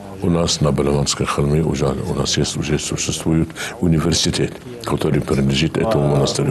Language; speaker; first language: Russian; non-native, fluent; Arabic